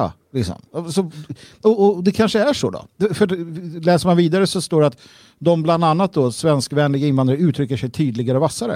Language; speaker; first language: Swedish; native; Swedish